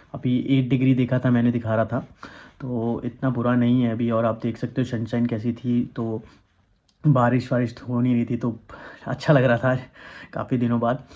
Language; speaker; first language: Hindi; native; Hindi